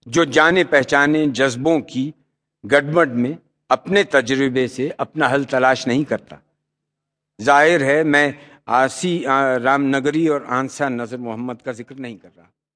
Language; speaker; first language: Urdu; native; Urdu